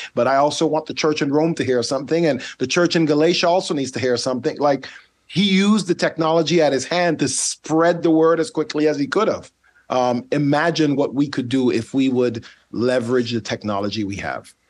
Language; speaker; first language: English; non-native, fluent; Dutch